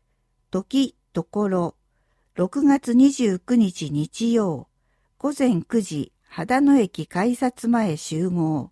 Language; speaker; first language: Japanese; native; Japanese